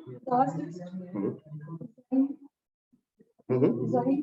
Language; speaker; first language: German; non-native, learner; Hindi